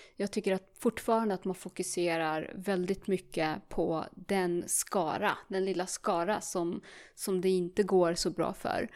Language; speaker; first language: Swedish; early bilingual, other home language; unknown